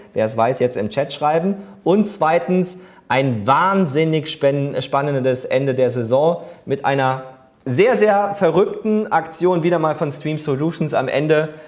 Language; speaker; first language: German; native; German